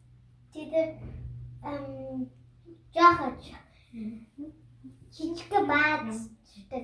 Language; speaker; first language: Mongolian; early bilingual, heritage; Mongolian